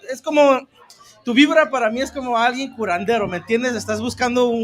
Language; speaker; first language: Spanish; native; Spanish